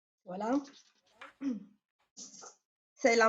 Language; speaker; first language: French; non-native, learner; Italian